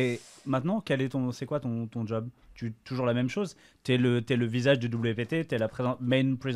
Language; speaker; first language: French; native; French